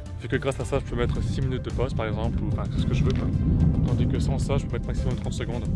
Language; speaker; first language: French; native; French